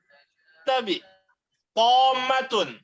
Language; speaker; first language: Arabic; non-native, fluent; Indonesian